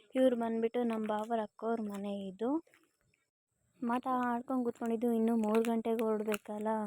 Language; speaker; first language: Kannada; native; Kannada